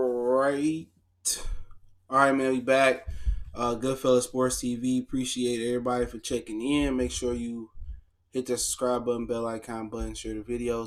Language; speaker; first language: English; native; English